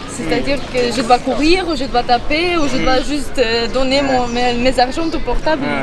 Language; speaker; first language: French; non-native, learner; Ukrainian